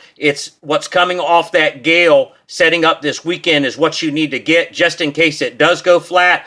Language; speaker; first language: English; native; English